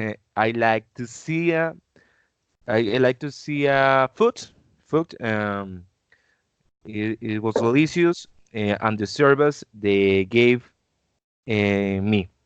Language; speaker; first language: English; non-native, learner; Spanish